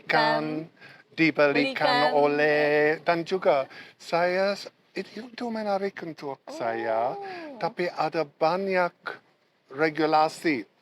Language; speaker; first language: Indonesian; non-native, learner; English